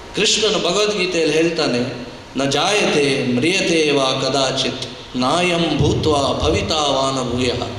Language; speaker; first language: Kannada; non-native, local second language; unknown